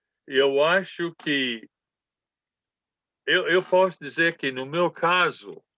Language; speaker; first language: Portuguese; non-native, fluent; English